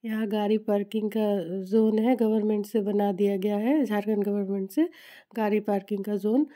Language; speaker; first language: Hindi; non-native, local second language; Bangla